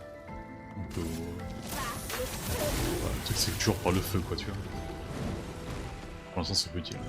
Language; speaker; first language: French; native; French